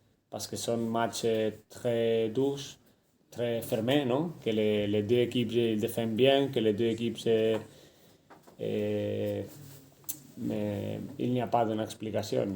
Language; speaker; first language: French; non-native, fluent; Spanish